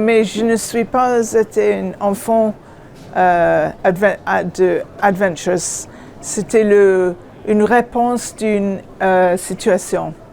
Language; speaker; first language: French; non-native, learner; English